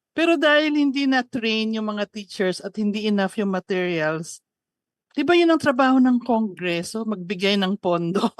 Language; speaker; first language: Filipino; non-native, local second language; Waray